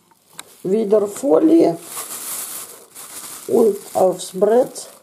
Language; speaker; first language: German; non-native, learner; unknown